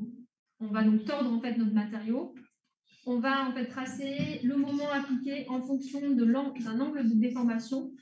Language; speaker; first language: French; native; French